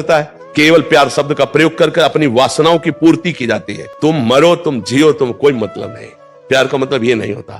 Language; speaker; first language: Hindi; native; Hindi